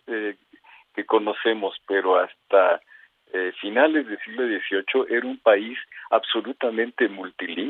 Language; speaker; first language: Spanish; native; Spanish